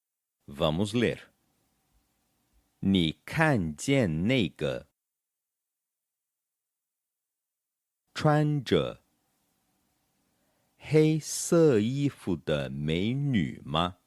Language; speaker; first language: Chinese; non-native, fluent; Portuguese